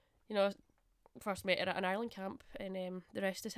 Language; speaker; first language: English; native; English